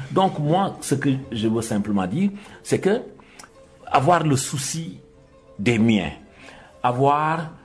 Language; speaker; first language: French; non-native, local second language; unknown